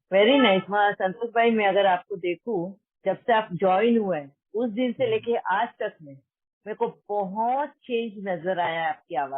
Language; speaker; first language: Hindi; native; Hindi